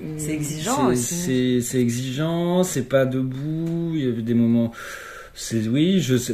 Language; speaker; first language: French; native; French